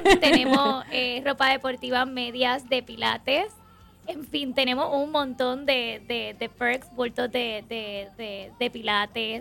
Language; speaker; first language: Spanish; native; Spanish